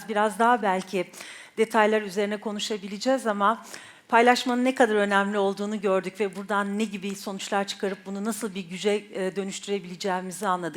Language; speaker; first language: Turkish; native; Turkish